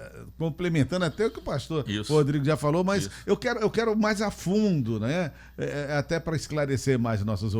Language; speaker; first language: Portuguese; native; Portuguese